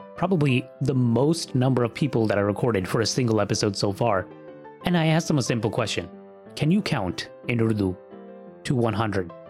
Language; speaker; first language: English; early bilingual, other home language; Punjabi